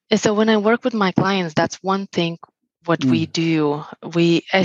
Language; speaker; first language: English; non-native, fluent; Lithuanian